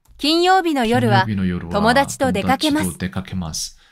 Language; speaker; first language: Japanese; non-native, learner; Korean